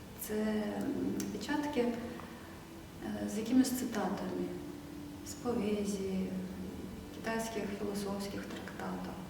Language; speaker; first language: Ukrainian; native; Ukrainian